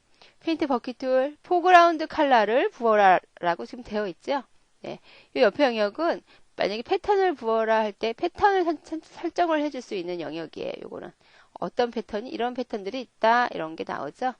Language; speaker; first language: Korean; native; Korean